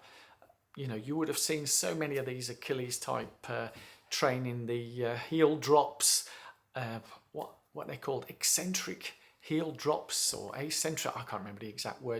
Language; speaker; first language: English; native; English